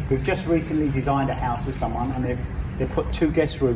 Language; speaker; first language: English; native; English